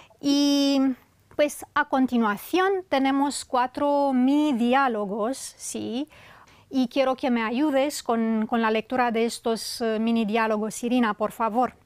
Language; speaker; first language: Spanish; non-native, fluent; Romanian